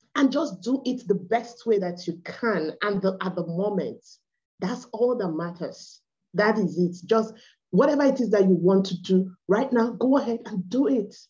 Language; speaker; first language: English; non-native, local second language; Igbo